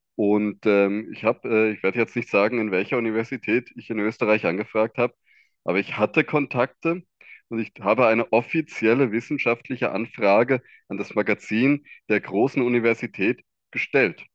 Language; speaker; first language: German; native; German